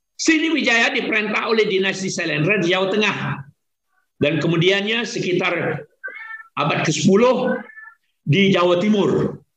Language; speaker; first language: Malay; native; Malay